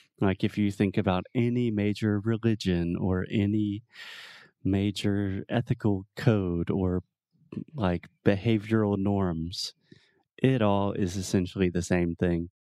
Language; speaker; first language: English; native; English